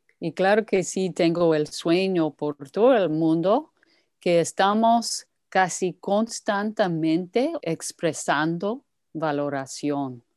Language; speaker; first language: Spanish; non-native, fluent; English